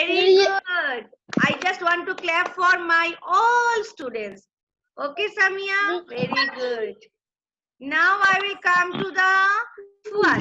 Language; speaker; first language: English; non-native, local second language; Bangla